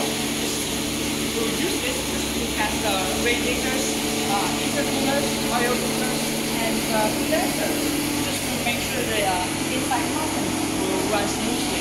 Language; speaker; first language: English; non-native, learner; Chinese